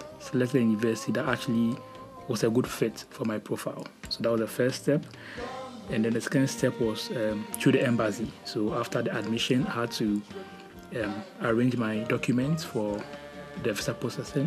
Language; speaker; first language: English; non-native, local second language; Akan